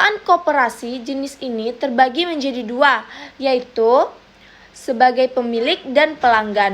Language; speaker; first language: Indonesian; native; Indonesian